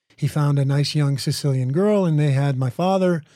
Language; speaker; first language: English; native; English